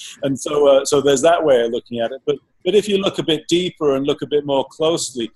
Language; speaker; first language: English; native; English